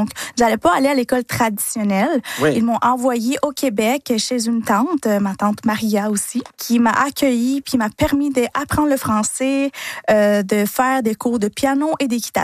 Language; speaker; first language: French; non-native, fluent; Spanish